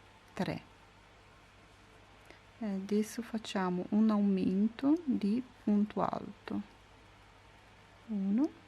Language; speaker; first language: Italian; non-native, learner; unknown